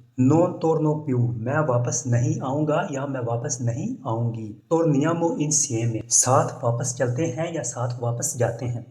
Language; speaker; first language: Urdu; non-native, local second language; Punjabi